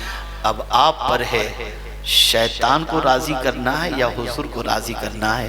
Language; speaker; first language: Urdu; native; Urdu